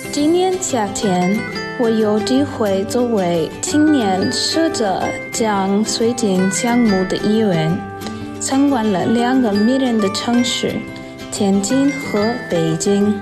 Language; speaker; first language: Chinese; non-native, fluent; English